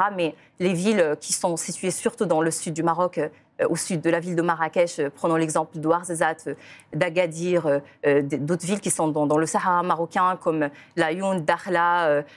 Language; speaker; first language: French; non-native, local second language; Arabic